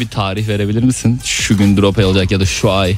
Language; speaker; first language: Turkish; native; Turkish